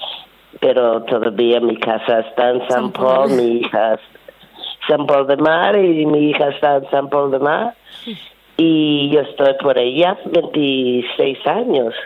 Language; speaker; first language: Spanish; non-native, fluent; English